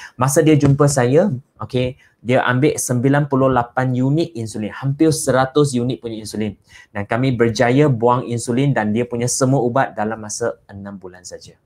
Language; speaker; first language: Malay; non-native, local second language; Chinese